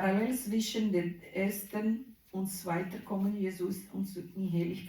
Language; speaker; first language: German; non-native, learner; Portuguese